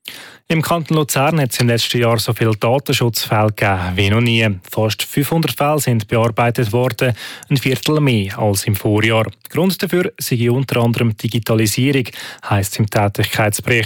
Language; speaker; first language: German; native; German